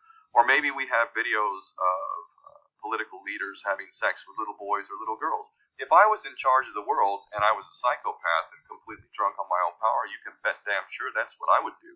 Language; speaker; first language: English; native; English